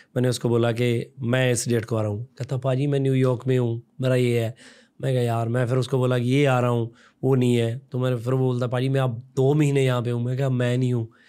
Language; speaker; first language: Hindi; non-native, local second language; Punjabi